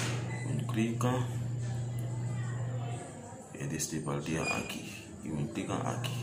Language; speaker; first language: Spanish; non-native, learner; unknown